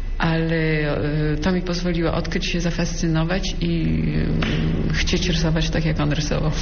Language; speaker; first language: Polish; early bilingual, heritage; Polish